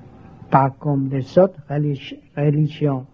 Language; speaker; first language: French; non-native, learner; Vietnamese